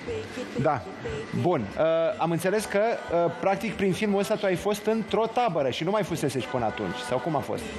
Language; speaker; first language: Romanian; native; Romanian